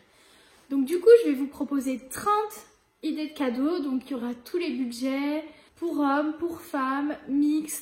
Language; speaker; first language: French; native; French